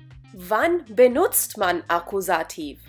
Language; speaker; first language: German; non-native, fluent; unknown